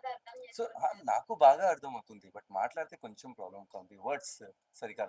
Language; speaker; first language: Telugu; non-native, learner; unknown